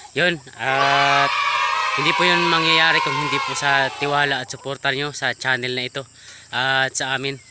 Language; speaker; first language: Filipino; non-native, local second language; Maguindanaon